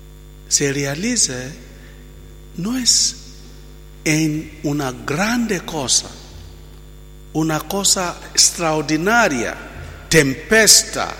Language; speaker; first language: Spanish; non-native, fluent; Italian